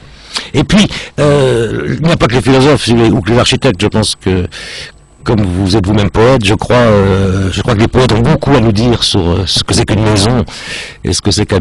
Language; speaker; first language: French; native; French